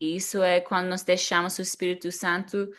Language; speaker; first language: Portuguese; non-native, fluent; English